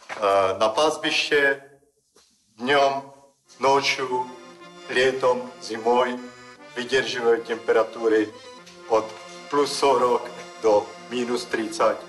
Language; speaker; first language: Russian; non-native, fluent; Czech